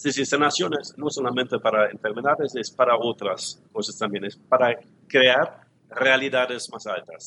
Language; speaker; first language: Spanish; non-native, learner; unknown